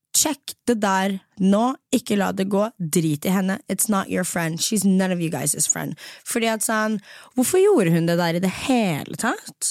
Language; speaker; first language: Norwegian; early bilingual, other home language; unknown